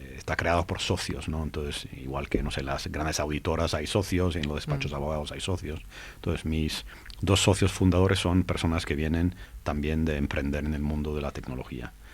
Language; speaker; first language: Spanish; non-native, fluent; English